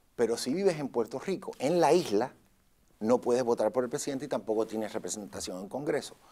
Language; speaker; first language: Spanish; native; Spanish